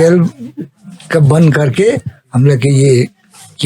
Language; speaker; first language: Hindi; non-native, learner; Nepali